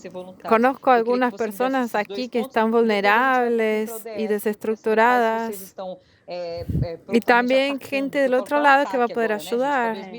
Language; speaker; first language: Spanish; non-native, fluent; Portuguese